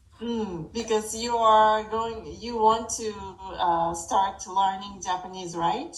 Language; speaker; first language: English; non-native, fluent; Japanese